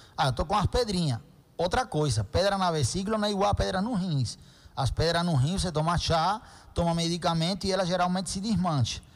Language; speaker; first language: Portuguese; non-native, fluent; Spanish